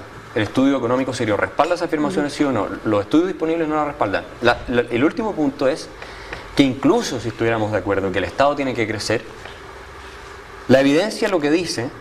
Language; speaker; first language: Spanish; native; Spanish